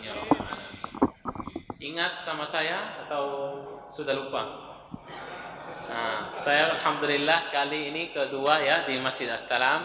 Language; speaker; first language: Indonesian; non-native, fluent; Arabic